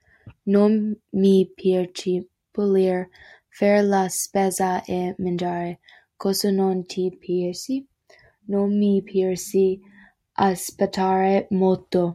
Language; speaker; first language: Italian; non-native, learner; Spanish